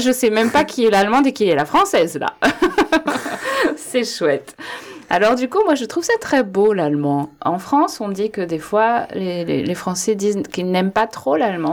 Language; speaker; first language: French; native; French